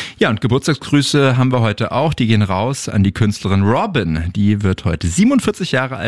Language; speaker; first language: German; native; German